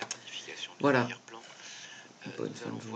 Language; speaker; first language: French; native; French